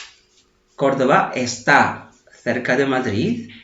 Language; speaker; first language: Spanish; non-native, fluent; Filipino